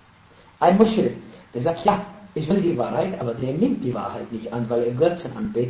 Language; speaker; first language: German; non-native, fluent; Arabic